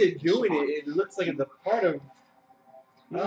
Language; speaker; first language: English; native; English